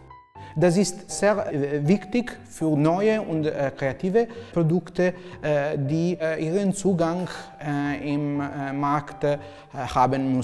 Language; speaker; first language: German; non-native, fluent; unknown